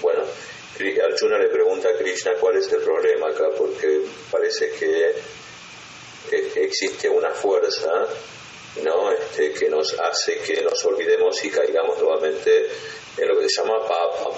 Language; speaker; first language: Spanish; native; Spanish